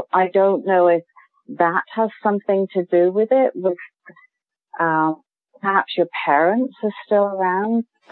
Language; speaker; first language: English; native; English